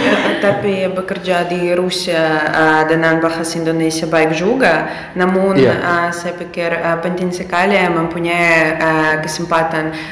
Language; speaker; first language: Indonesian; non-native, fluent; Russian